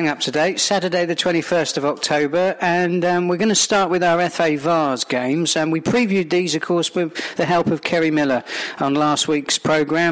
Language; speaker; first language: English; native; English